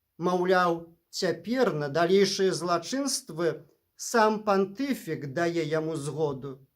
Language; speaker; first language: Belarusian; native; Belarusian